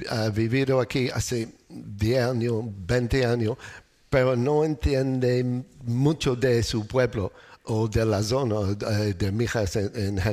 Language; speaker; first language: Spanish; non-native, learner; English